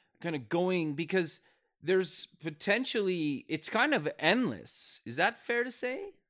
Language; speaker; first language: English; native; English